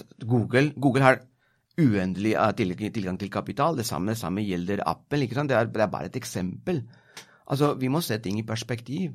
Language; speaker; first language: Norwegian; non-native, fluent; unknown